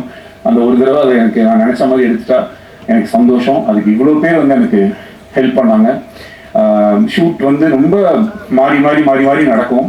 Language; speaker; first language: Tamil; native; Tamil